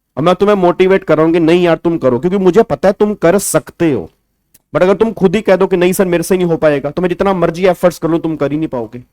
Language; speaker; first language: Hindi; native; Hindi